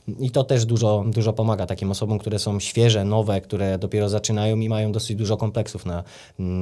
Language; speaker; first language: Polish; native; Polish